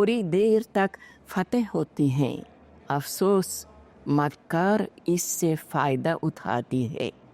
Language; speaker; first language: Hindi; non-native, fluent; Uzbek